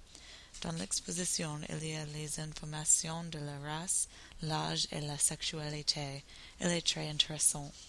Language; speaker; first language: French; non-native, learner; English